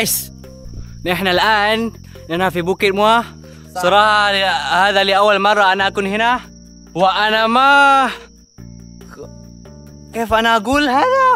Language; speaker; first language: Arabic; non-native, learner; Malay